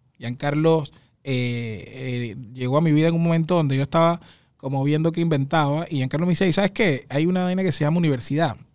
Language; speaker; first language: Spanish; native; Spanish